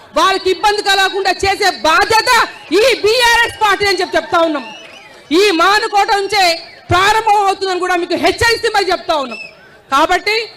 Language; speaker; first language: Telugu; native; Telugu